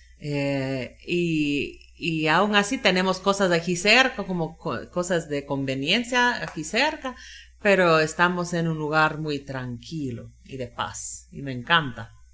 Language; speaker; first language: Spanish; non-native, fluent; English